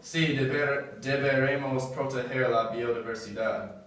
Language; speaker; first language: Spanish; non-native, learner; English